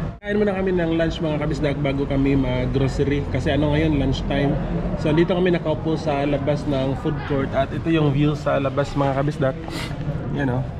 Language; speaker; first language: Filipino; non-native, local second language; Cebuano